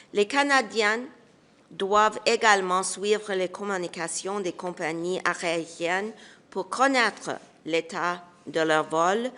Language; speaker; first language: French; non-native, local second language; English